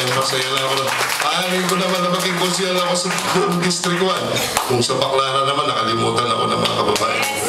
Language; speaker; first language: Filipino; native; Filipino